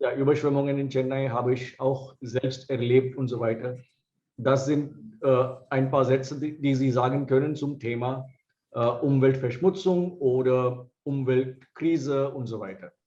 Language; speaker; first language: German; non-native, fluent; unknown